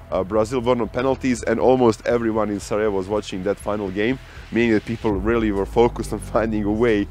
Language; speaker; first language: English; early bilingual, other home language; Bosnian